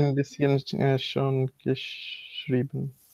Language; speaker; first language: German; non-native, learner; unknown